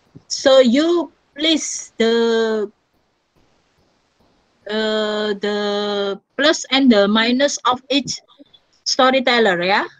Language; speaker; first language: English; non-native, fluent; Indonesian